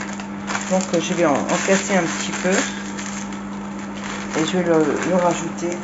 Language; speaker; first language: French; native; French